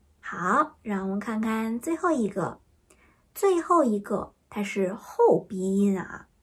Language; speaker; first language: Chinese; native; Chinese